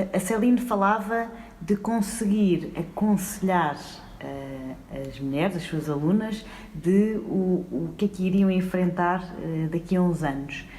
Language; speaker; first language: Portuguese; native; Portuguese